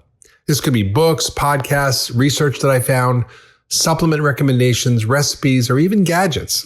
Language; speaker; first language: English; native; English